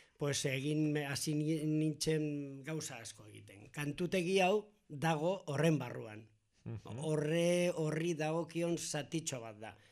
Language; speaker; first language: Basque; non-native, local second language; Spanish